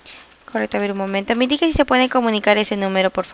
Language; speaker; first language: Spanish; native; Spanish